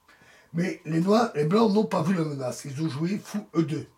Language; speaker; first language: French; native; French